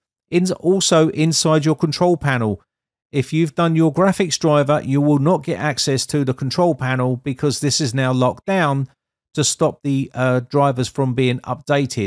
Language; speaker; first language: English; native; English